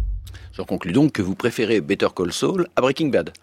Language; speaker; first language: French; native; French